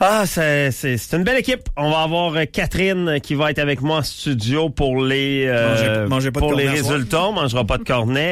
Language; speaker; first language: French; native; French